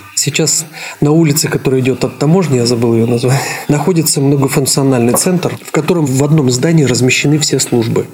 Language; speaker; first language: Russian; native; Russian